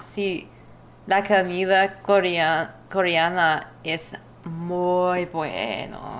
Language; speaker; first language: Spanish; non-native, learner; English